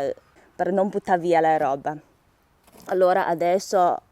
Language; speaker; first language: Italian; non-native, learner; Chinese